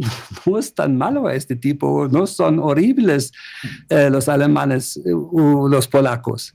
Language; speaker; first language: Spanish; non-native, fluent; German